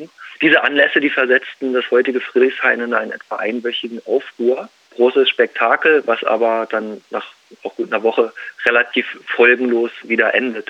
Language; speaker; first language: German; native; German